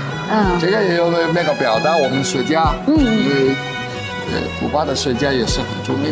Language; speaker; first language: Chinese; non-native, fluent; Spanish